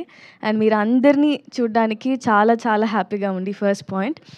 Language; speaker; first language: Telugu; non-native, learner; Tamil